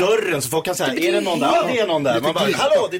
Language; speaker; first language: Swedish; native; Swedish